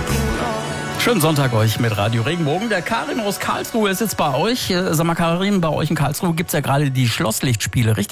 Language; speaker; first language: German; native; German